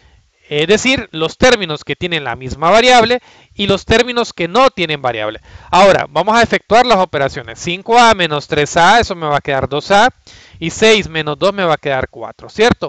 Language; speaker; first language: Spanish; native; Spanish